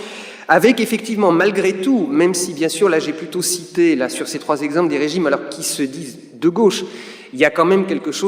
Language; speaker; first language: French; native; French